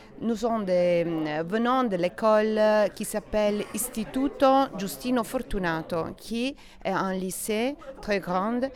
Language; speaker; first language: French; non-native, learner; Italian